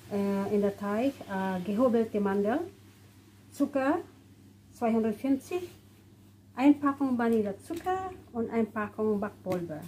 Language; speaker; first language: German; non-native, learner; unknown